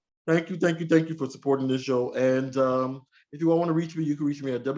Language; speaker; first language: English; native; English